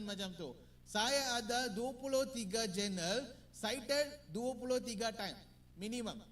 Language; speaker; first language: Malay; non-native, learner; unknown